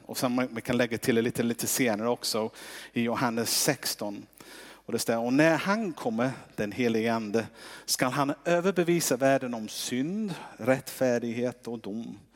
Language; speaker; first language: Swedish; non-native, fluent; English